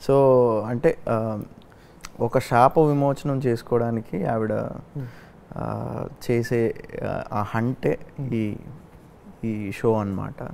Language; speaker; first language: Telugu; native; Telugu